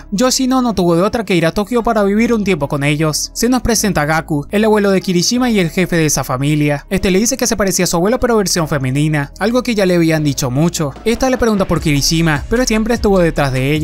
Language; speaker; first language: Spanish; native; Spanish